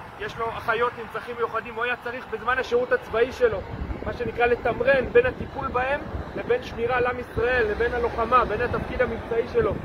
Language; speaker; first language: Hebrew; native; Hebrew